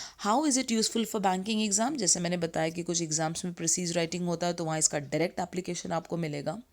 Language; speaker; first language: Hindi; native; Hindi